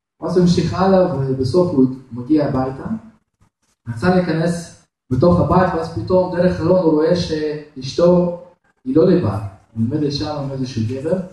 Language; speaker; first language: Hebrew; non-native, fluent; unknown